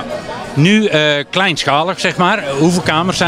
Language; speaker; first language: Dutch; native; Dutch